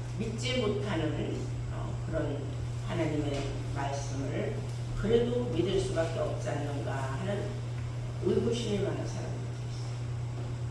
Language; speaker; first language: Korean; native; Korean